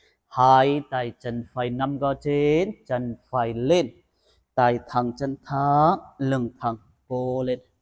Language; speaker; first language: Vietnamese; non-native, learner; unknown